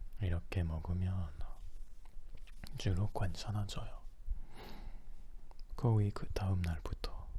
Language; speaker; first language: Korean; non-native, learner; French